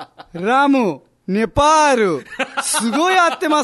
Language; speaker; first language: Japanese; non-native, fluent; Nepali